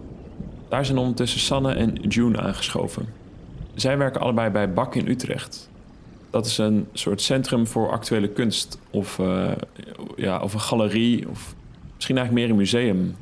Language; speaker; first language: Dutch; native; Dutch